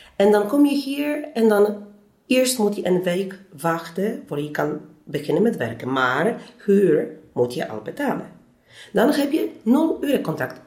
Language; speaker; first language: Dutch; non-native, fluent; Polish